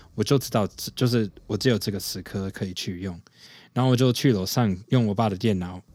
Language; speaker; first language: Chinese; non-native, fluent; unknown